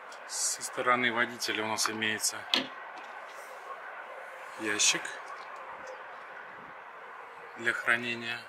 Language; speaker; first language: Russian; native; Russian